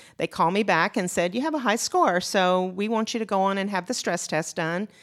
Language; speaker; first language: English; native; English